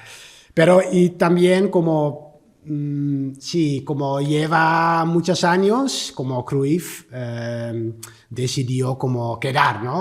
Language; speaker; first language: Spanish; non-native, learner; Dutch